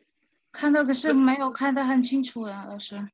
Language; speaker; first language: Chinese; non-native, fluent; Indonesian